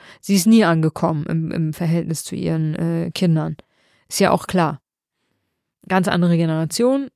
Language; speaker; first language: German; early bilingual, other home language; Kurdish